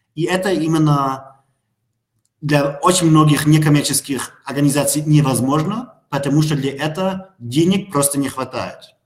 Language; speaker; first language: Russian; non-native, learner; German